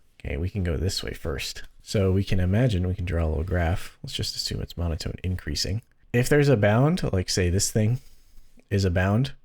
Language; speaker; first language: English; native; English